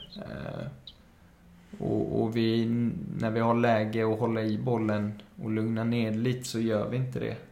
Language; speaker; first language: Swedish; early bilingual, other home language; Spanish